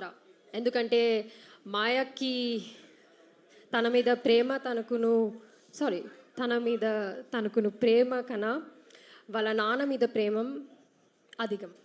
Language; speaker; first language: Telugu; non-native, learner; Malayalam